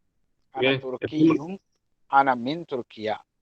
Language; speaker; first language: Arabic; non-native, learner; Divehi